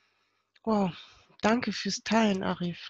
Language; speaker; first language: German; native; German